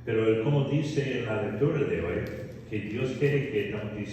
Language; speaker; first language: Spanish; non-native, fluent; English